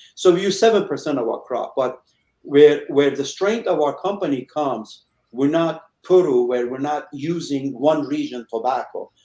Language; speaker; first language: English; early bilingual, other home language; Persian